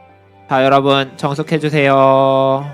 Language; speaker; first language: Korean; native; Korean